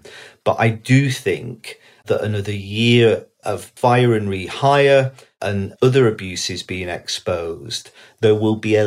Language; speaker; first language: English; native; English